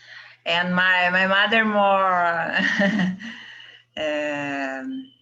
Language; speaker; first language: English; non-native, learner; Portuguese